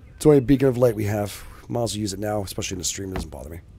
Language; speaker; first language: English; native; English